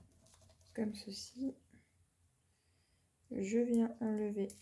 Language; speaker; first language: French; native; French